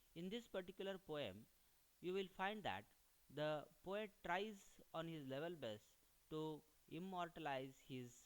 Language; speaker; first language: English; non-native, local second language; Marathi